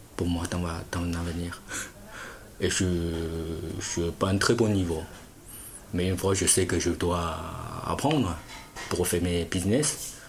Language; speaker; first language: French; non-native, fluent; Chinese